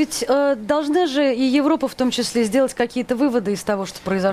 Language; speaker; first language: Russian; native; Russian